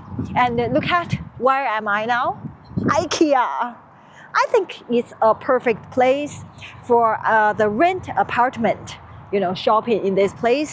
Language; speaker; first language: English; non-native, learner; Chinese